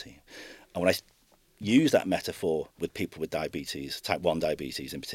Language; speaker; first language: English; native; English